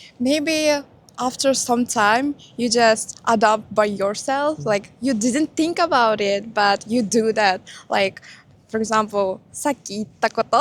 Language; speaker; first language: English; non-native, learner; Kazakh